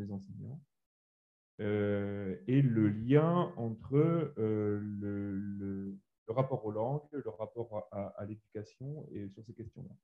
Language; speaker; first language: French; native; French